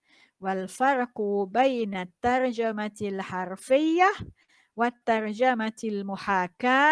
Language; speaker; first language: Arabic; non-native, fluent; Malay